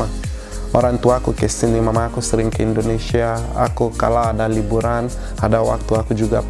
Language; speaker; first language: Indonesian; non-native, fluent; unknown